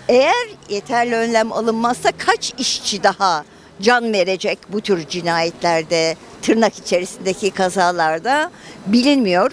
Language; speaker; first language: Turkish; native; Turkish